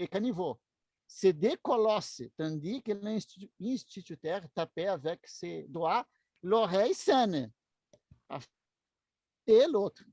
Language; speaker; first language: French; non-native, learner; Portuguese